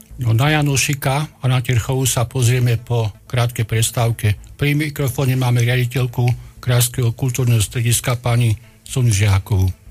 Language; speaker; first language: Slovak; native; Slovak